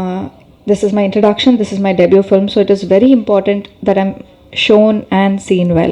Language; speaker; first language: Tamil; non-native, learner; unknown